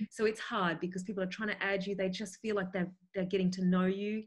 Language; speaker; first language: English; native; English